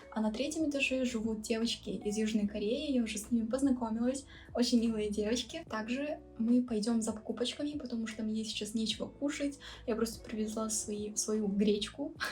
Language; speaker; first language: Russian; early bilingual, heritage; Russian